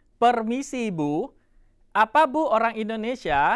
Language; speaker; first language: Indonesian; non-native, fluent; Thai